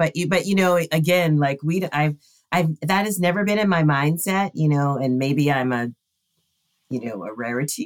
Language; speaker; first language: English; native; English